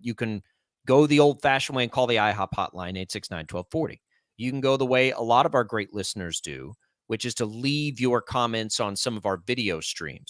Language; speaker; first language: English; native; English